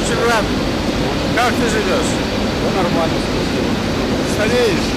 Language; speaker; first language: Russian; non-native, local second language; Turkmen